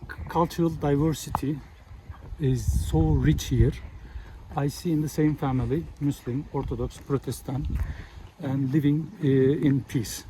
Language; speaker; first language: English; non-native, fluent; Turkish